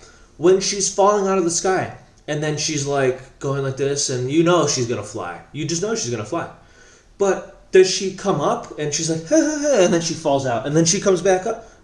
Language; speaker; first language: English; native; English